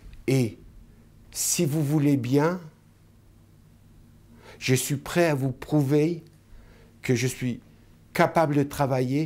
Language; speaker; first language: French; non-native, fluent; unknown